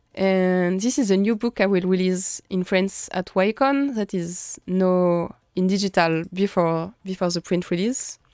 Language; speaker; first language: English; non-native, fluent; French